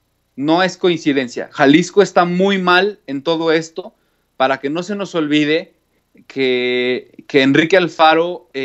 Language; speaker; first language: Spanish; native; Spanish